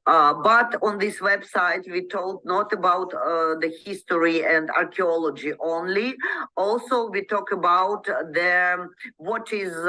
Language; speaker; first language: English; non-native, learner; Ukrainian